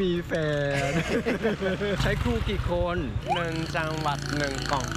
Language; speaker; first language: Thai; non-native, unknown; Japanese